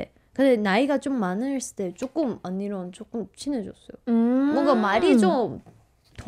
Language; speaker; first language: Korean; non-native, fluent; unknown